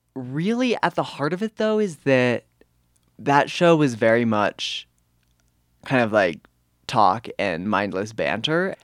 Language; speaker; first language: English; native; English